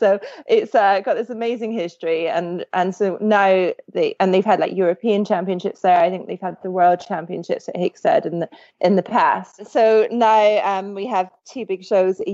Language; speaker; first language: English; native; English